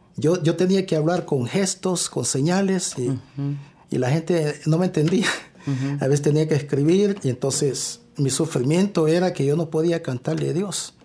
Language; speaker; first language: Spanish; native; Spanish